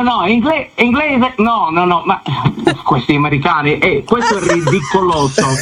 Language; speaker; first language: Italian; non-native, learner; English